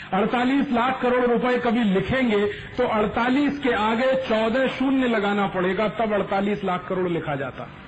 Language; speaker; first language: Hindi; native; Hindi